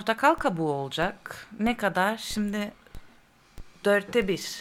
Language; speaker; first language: Turkish; non-native, learner; Greek